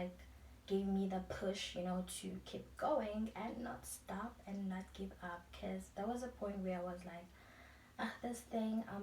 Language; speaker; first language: English; non-native, local second language; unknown